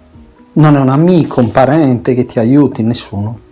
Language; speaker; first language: Italian; native; Italian